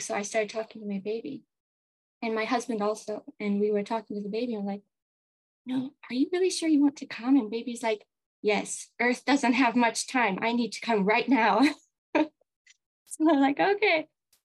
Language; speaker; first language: English; non-native, local second language; Japanese